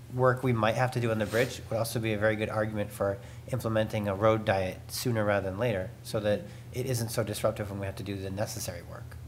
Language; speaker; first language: English; native; English